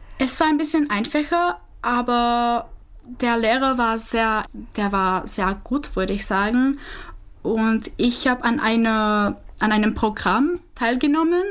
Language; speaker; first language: German; non-native, fluent; Czech